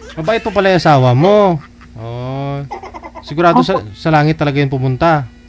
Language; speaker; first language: Filipino; native; Filipino